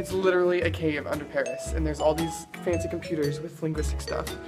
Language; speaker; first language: English; native; English